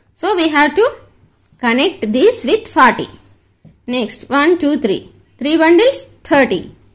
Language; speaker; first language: English; non-native, local second language; Telugu